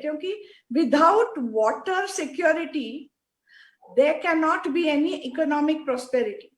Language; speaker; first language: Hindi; non-native, local second language; Marathi